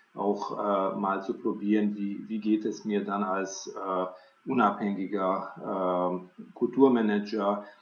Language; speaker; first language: German; non-native, fluent; Hungarian